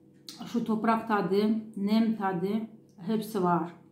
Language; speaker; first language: Turkish; non-native, fluent; Russian